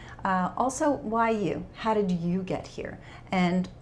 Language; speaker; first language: English; native; English